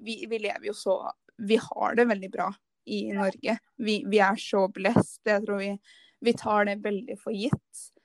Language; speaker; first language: Norwegian; native; Norwegian